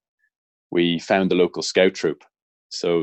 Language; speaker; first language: English; native; English